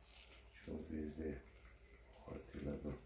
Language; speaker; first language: Russian; non-native, learner; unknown